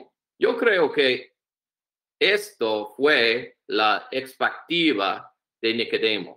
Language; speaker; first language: Spanish; non-native, learner; English